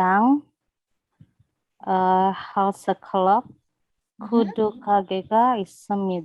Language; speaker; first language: Korean; non-native, fluent; Indonesian